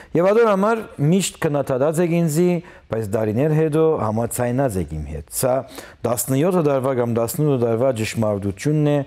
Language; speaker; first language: Armenian; early bilingual, heritage; Armenian